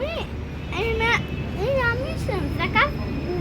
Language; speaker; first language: Russian; early bilingual, heritage; Azerbaijani